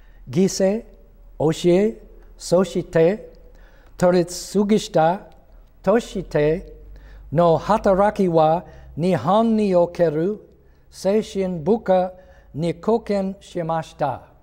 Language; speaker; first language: Japanese; non-native, learner; English